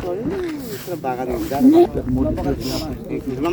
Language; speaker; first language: Hindi; non-native, local second language; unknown